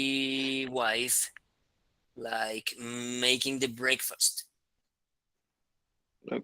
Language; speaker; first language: English; non-native, fluent; Spanish